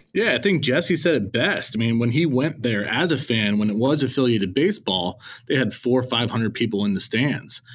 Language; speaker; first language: English; native; English